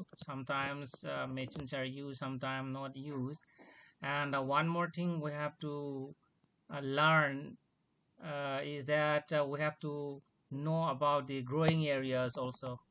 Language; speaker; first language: English; non-native, local second language; Manipuri